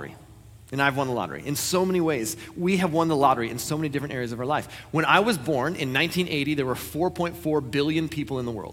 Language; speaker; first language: English; native; English